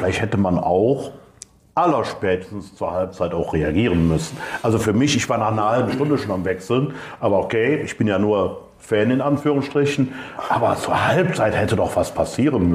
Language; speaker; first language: German; native; German